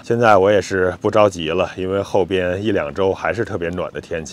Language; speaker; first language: Chinese; native; Chinese